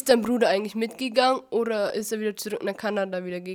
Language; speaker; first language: German; native; German